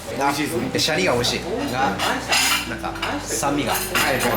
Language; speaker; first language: Japanese; native; Japanese